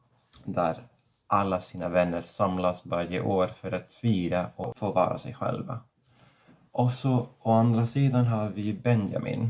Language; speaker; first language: Swedish; non-native, fluent; Catalan